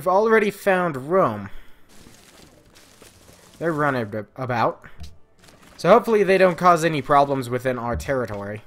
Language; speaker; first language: English; native; English